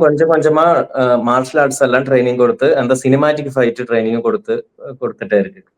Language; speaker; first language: Tamil; non-native, learner; Malayalam